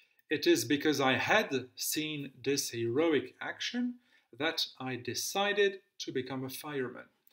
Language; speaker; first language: English; non-native, fluent; French